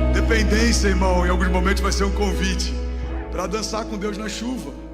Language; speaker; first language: Portuguese; native; Portuguese